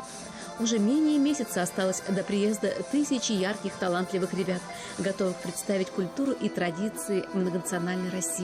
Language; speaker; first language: Russian; native; Russian